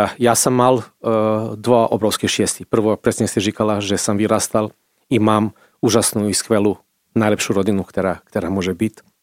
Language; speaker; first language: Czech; non-native, fluent; Serbian